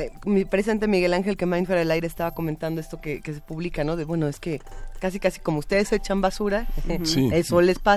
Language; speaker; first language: Spanish; native; Spanish